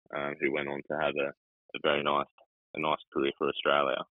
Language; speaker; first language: English; native; English